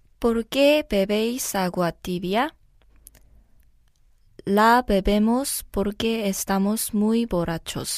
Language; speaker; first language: Spanish; non-native, learner; Korean